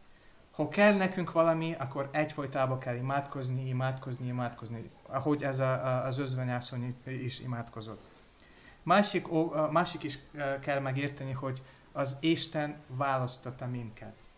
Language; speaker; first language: Hungarian; non-native, learner; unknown